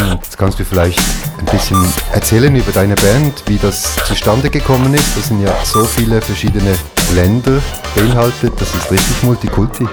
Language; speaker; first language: German; native; German